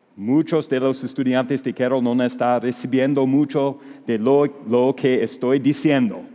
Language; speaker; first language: Spanish; non-native, learner; English